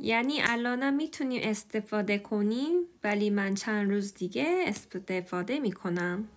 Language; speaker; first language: Persian; non-native, learner; Korean